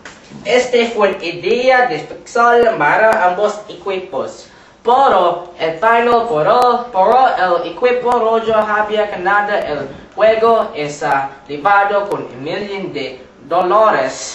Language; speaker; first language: Spanish; non-native, learner; English